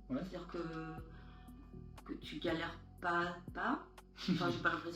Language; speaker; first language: French; native; French